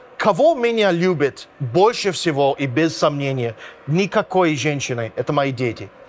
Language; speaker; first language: Russian; non-native, fluent; English